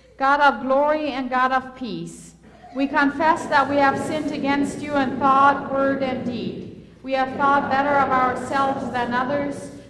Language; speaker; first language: English; native; English